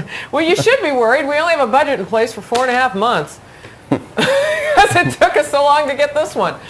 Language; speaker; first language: English; native; English